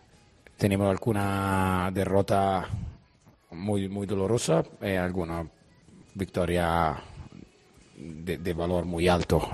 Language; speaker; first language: Spanish; non-native, fluent; Italian